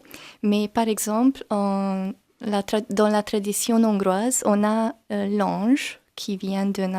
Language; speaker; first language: French; non-native, learner; Hungarian